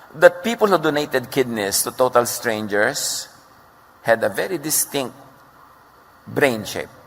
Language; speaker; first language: English; non-native, local second language; Filipino